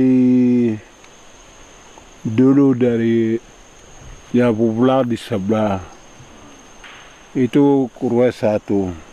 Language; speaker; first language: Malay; non-native, local second language; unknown